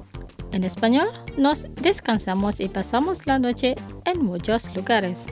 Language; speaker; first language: Spanish; non-native, fluent; Indonesian